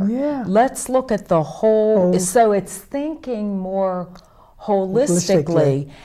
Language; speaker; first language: English; native; English